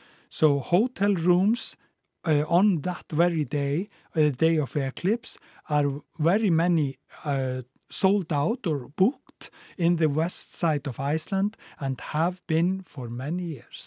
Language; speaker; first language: English; non-native, fluent; Icelandic